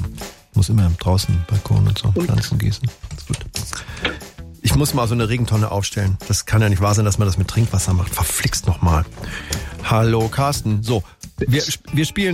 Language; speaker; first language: German; native; German